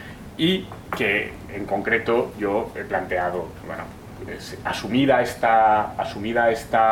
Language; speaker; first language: Spanish; native; Spanish